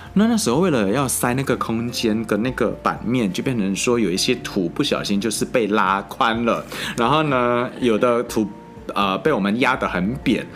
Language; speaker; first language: Chinese; non-native, fluent; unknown